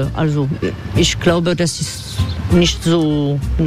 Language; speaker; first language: German; non-native, fluent; French